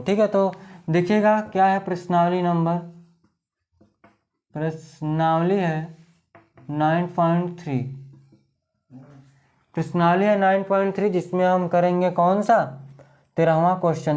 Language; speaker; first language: Hindi; native; Hindi